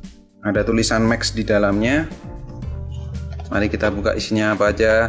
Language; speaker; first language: Indonesian; native; Indonesian